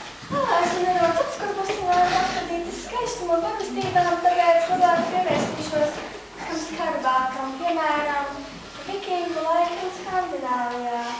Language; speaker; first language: Latvian; native; Latvian